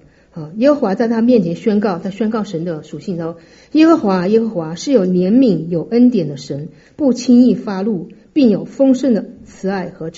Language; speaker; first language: Chinese; native; Chinese